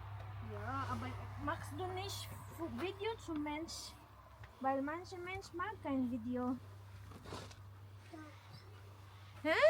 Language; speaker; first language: German; non-native, learner; Filipino